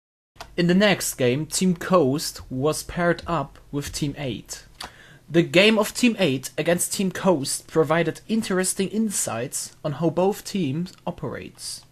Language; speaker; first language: English; non-native, fluent; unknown